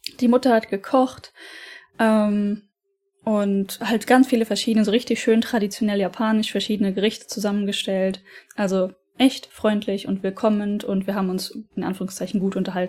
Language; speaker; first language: German; native; German